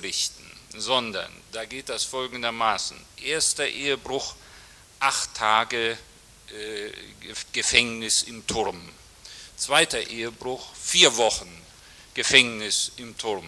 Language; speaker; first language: German; native; German